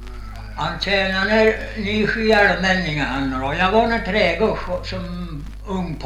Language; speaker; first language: Swedish; native; Swedish